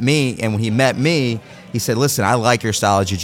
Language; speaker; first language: English; native; English